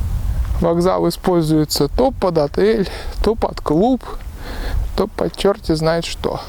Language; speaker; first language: Russian; native; Russian